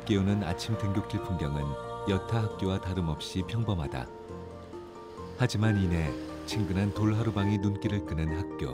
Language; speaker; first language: Korean; native; Korean